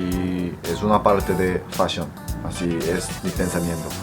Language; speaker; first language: Spanish; non-native, fluent; Korean